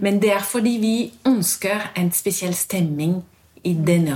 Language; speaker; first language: Norwegian; non-native, fluent; French